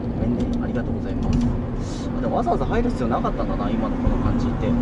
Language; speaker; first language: Japanese; native; Japanese